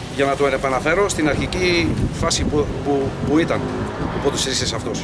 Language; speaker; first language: Greek; early bilingual, heritage; Bulgarian